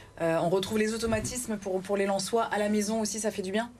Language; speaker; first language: French; native; French